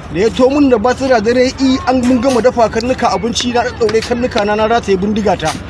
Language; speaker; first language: Hausa; non-native, local second language; Fula